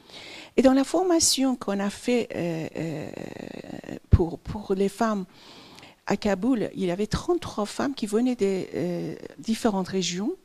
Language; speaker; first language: French; non-native, fluent; Persian